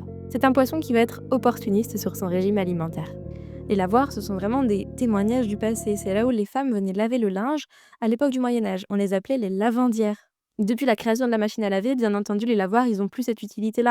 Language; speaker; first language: French; native; French